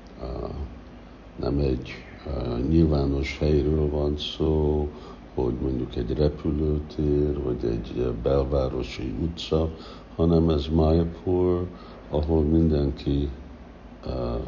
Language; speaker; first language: Hungarian; early bilingual, heritage; Hungarian